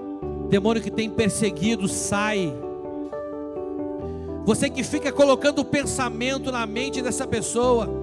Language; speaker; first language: Portuguese; native; Portuguese